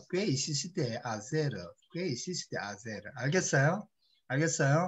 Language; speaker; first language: Spanish; non-native, learner; Korean